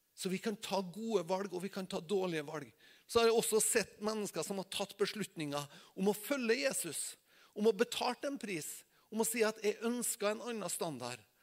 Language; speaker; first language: Norwegian; native; Norwegian